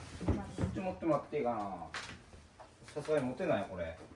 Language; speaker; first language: Japanese; native; Japanese